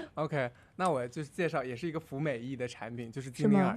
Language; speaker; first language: Chinese; native; Chinese